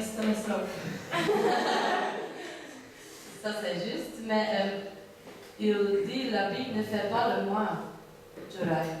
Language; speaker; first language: French; non-native, learner; Dutch